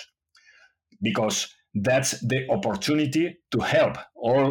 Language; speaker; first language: English; non-native, fluent; Spanish